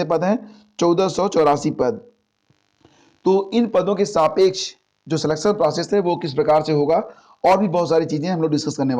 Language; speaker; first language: Hindi; native; Hindi